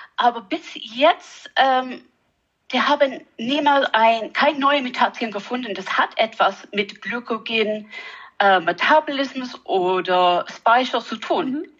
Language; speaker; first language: German; non-native, learner; English